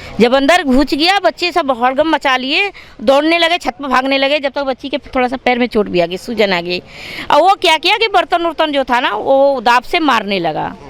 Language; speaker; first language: Hindi; native; Hindi